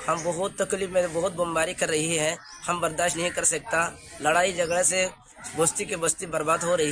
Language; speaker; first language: Hindi; non-native, learner; Rohingya